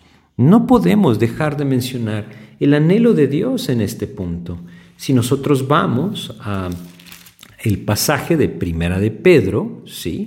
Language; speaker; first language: Spanish; native; Spanish